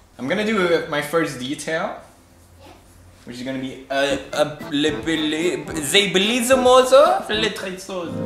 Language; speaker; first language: English; non-native, fluent; Swedish